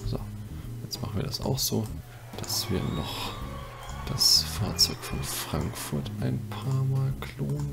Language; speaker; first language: German; native; German